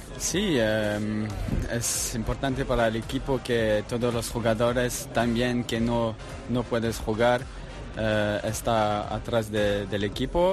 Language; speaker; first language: Spanish; non-native, learner; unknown